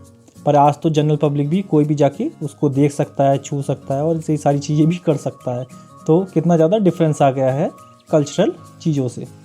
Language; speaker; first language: Hindi; native; Hindi